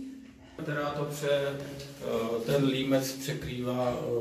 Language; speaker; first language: Czech; native; Czech